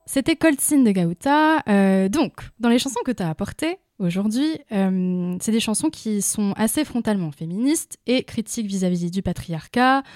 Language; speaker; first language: French; native; French